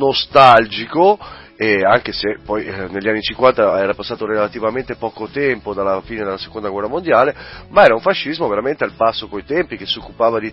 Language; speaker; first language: Italian; native; Italian